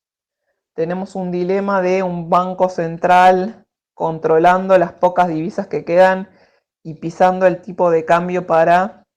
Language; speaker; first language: Spanish; native; Spanish